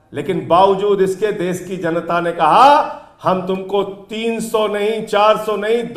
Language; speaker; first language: Hindi; native; Hindi